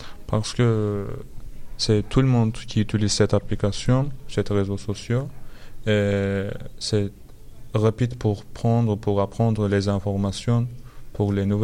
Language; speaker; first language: French; non-native, learner; Arabic